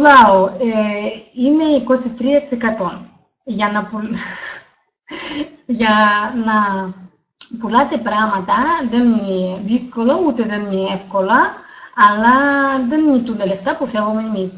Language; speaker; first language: Greek; non-native, learner; Russian